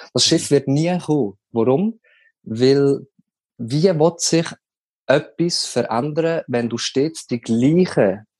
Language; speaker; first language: German; native; German